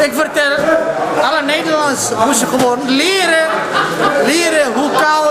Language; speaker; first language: Dutch; non-native, learner; Somali